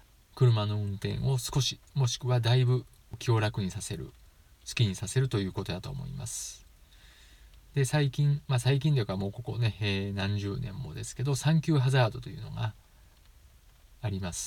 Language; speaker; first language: Japanese; native; Japanese